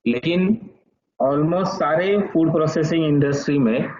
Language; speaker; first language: Hindi; non-native, local second language; Marathi